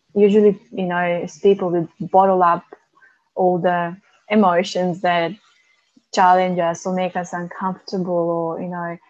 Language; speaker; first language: English; non-native, fluent; Macedonian